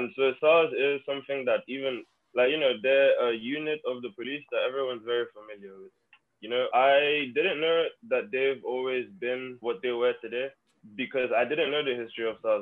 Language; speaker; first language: English; non-native, local second language; Yoruba